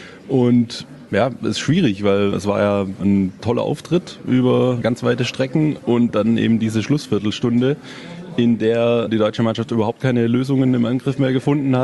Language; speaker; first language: German; native; German